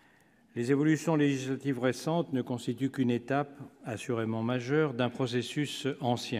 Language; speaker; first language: French; native; French